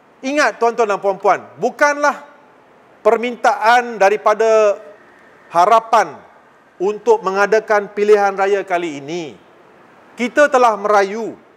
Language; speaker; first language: Malay; non-native, local second language; Tamil